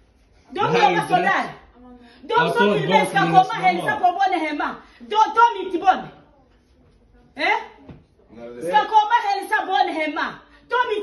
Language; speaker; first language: Swedish; non-native, learner; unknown